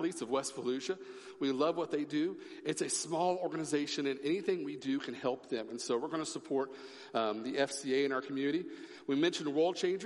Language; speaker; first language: English; native; English